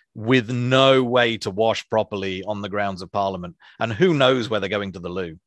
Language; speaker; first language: English; native; English